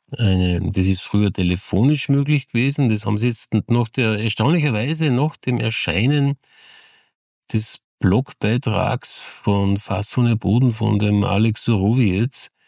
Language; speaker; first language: German; native; German